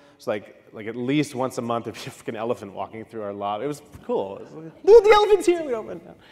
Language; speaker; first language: English; native; English